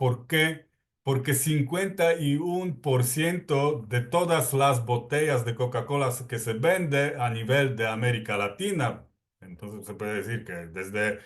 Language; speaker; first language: Spanish; non-native, fluent; Polish